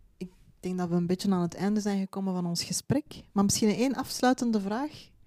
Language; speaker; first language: Dutch; early bilingual, other home language; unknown